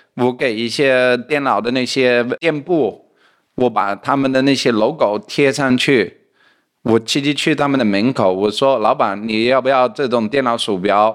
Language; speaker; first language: Chinese; non-native, fluent; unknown